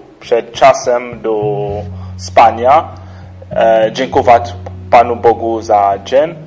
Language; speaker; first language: Polish; non-native, fluent; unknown